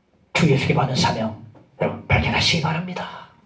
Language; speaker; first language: Korean; native; Korean